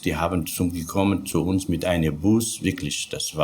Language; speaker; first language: German; non-native, learner; Kurdish